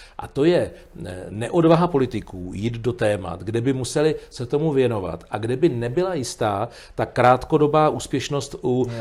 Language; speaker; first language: Czech; native; Czech